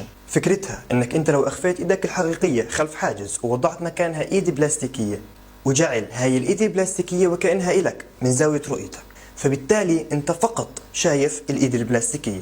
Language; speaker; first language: Arabic; native; Arabic